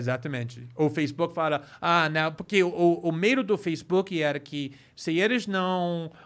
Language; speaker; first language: Portuguese; non-native, fluent; English